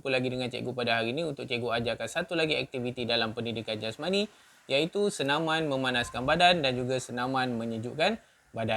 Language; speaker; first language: Malay; native; Malay